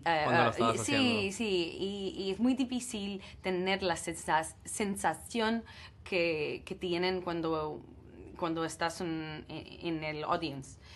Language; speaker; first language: Spanish; non-native, learner; English